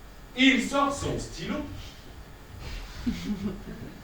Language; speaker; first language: French; native; French